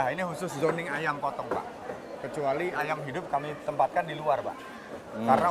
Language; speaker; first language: Indonesian; native; Indonesian